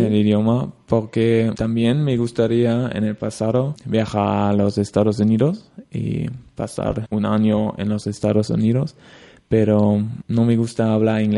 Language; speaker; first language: Spanish; non-native, learner; German